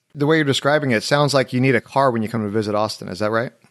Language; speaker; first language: English; native; English